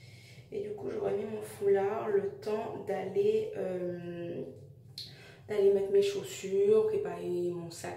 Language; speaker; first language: French; native; French